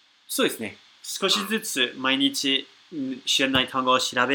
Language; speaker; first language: Japanese; non-native, fluent; English